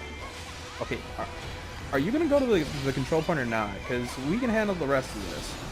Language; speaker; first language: English; native; English